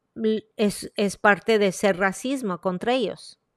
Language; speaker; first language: Spanish; early bilingual, heritage; Spanish